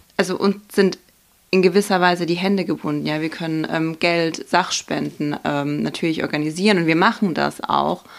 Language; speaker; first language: German; early bilingual, other home language; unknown